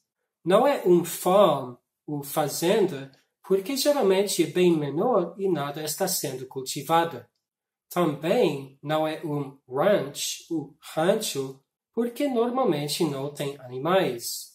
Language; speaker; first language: Portuguese; non-native, fluent; English